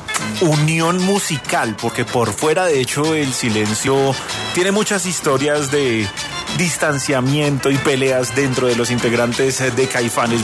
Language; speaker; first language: Spanish; native; Spanish